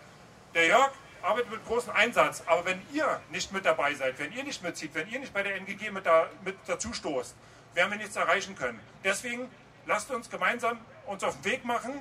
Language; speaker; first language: German; native; German